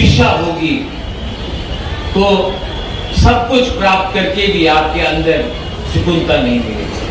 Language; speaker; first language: Hindi; non-native, local second language; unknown